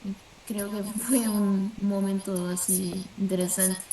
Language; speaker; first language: Spanish; non-native, fluent; Portuguese